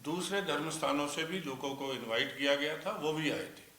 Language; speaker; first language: Hindi; non-native, local second language; Punjabi